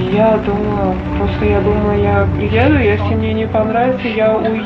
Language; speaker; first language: Russian; non-native, local second language; Uzbek